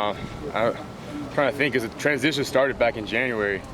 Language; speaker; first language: English; native; English